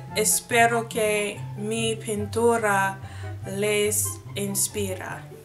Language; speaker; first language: Spanish; non-native, learner; English